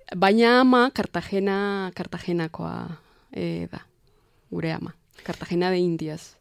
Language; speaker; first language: Basque; non-native, fluent; Spanish